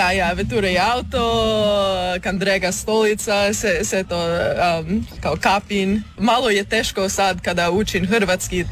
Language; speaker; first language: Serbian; early bilingual, heritage; English